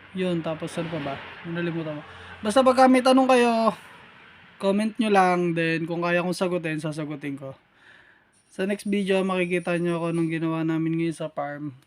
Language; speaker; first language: Filipino; native; Filipino